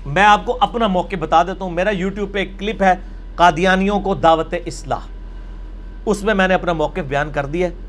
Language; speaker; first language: Urdu; non-native, local second language; Punjabi